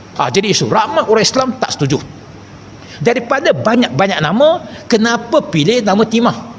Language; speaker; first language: Malay; non-native, local second language; Chinese